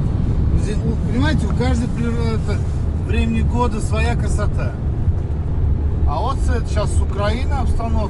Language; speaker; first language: Russian; native; Russian